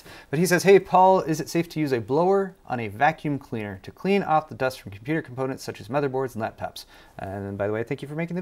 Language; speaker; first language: English; native; English